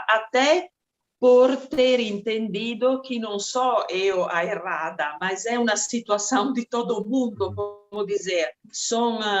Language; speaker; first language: Portuguese; non-native, fluent; Italian